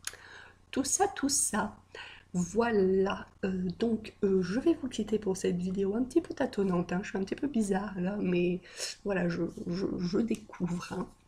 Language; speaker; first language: French; native; French